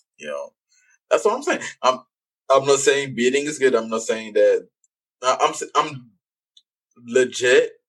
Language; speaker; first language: English; non-native, local second language; French